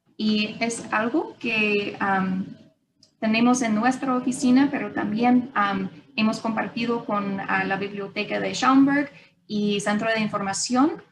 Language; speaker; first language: Spanish; non-native, fluent; English